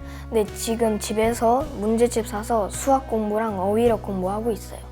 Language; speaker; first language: Korean; early bilingual, other home language; Russian